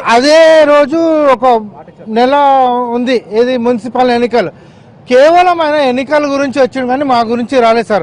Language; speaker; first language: Telugu; native; Telugu